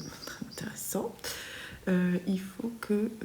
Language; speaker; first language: French; native; French